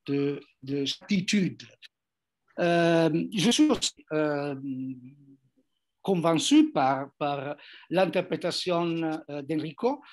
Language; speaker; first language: French; non-native, fluent; Italian